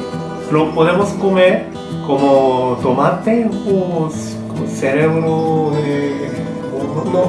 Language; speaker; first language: Spanish; non-native, learner; Korean